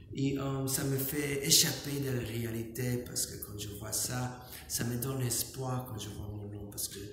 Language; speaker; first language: French; non-native, fluent; English